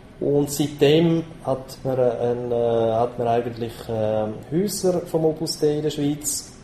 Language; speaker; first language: German; non-native, local second language; Italian